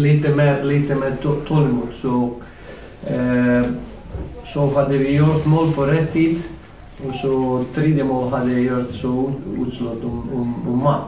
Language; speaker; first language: Swedish; non-native, fluent; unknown